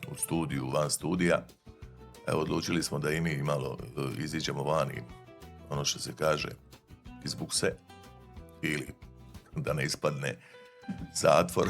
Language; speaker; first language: Bosnian; native; Bosnian